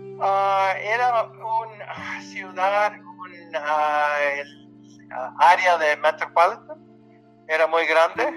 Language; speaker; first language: Spanish; early bilingual, heritage; Spanish